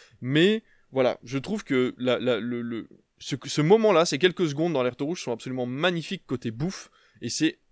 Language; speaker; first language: French; native; French